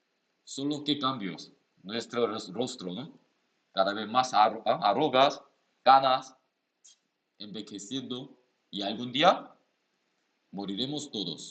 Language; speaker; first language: Spanish; non-native, learner; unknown